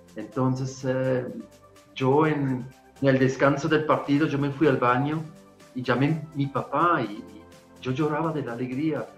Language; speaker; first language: Spanish; non-native, fluent; German